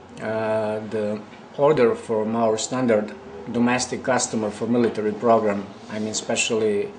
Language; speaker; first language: English; non-native, learner; Serbian